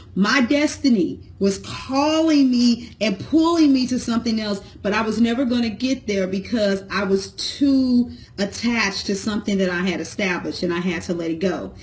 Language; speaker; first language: English; native; English